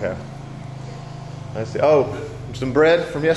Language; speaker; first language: English; native; English